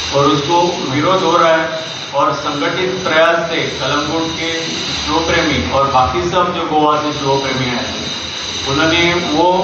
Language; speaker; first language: Hindi; non-native, local second language; Konkani